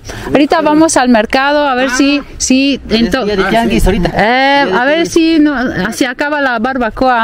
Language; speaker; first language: Spanish; non-native, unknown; Italian